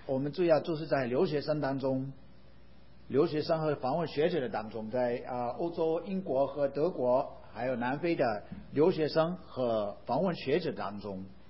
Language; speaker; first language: Chinese; non-native, fluent; English